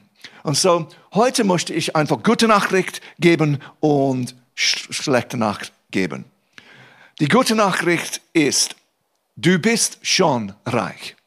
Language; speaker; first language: German; non-native, fluent; English